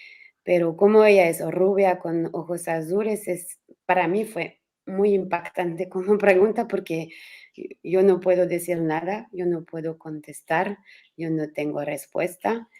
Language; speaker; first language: Spanish; non-native, learner; French